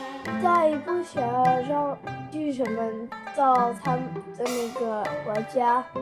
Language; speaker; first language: Chinese; early bilingual, heritage; Chinese